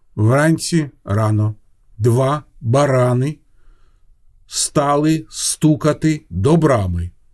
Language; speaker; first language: Ukrainian; non-native, local second language; Russian